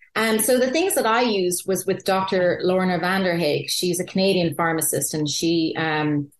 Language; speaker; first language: English; native; English